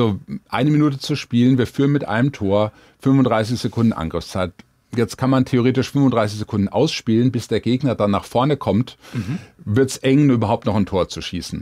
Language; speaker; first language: German; native; German